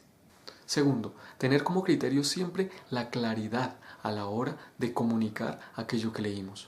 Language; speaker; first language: Spanish; native; Spanish